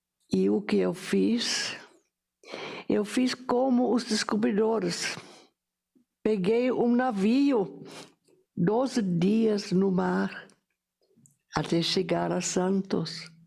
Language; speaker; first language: Portuguese; non-native, fluent; German